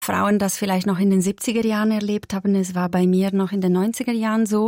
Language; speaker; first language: German; non-native, local second language; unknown